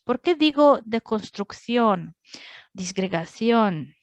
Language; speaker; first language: Spanish; non-native, fluent; Russian